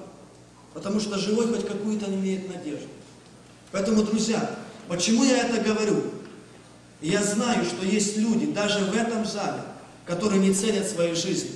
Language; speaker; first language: Russian; early bilingual, other home language; Ukrainian